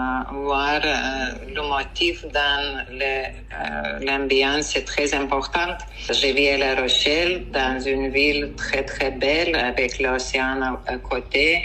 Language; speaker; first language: French; non-native, fluent; Lithuanian